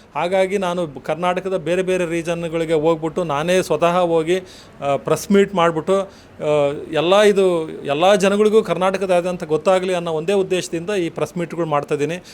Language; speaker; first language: Kannada; native; Kannada